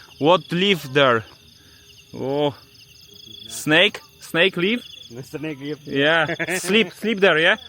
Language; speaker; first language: English; non-native, learner; Polish